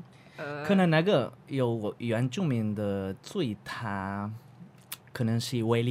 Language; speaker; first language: Chinese; non-native, learner; Spanish